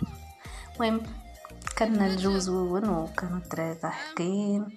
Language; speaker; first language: Arabic; native; Arabic